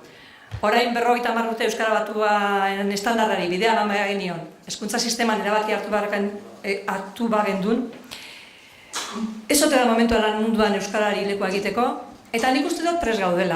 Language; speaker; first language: Basque; native; Basque